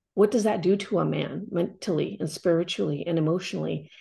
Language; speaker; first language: English; native; English